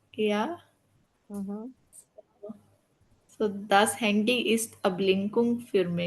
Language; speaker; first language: German; non-native, learner; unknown